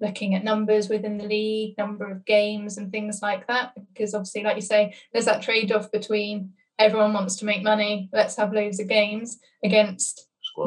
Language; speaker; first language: English; native; English